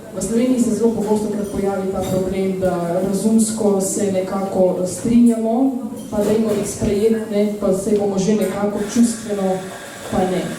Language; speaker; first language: Slovenian; early bilingual, other home language; Bosnian